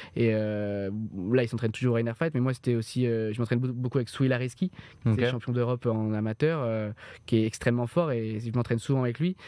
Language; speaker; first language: French; native; French